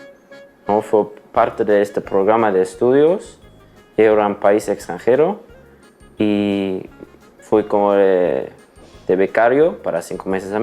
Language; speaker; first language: Spanish; non-native, fluent; German